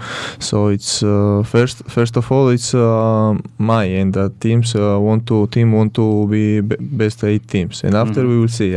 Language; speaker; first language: English; non-native, learner; Georgian